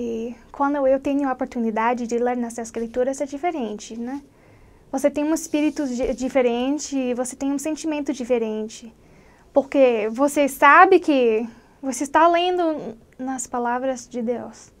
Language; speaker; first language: Portuguese; non-native, fluent; English